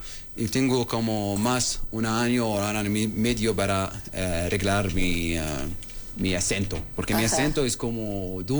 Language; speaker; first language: Spanish; non-native, learner; Arabic